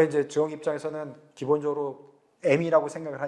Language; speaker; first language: Korean; native; Korean